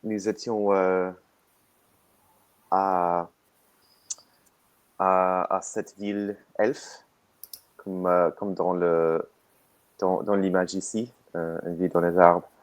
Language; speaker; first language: French; non-native, learner; English